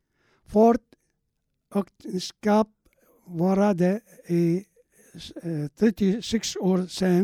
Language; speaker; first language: Swedish; non-native, learner; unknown